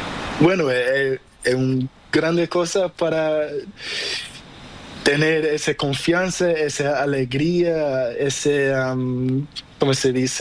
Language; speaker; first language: Spanish; non-native, learner; Portuguese